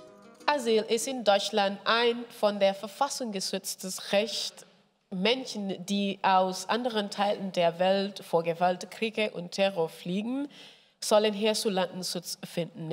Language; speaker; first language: German; non-native, fluent; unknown